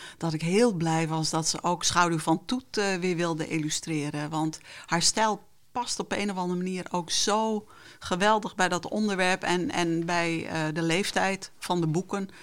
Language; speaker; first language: Dutch; non-native, local second language; Western Frisian